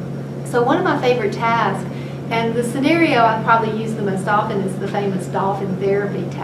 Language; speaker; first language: English; native; English